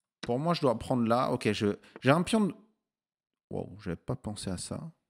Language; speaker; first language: French; native; French